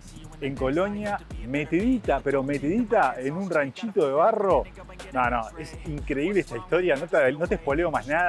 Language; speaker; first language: Spanish; native; Spanish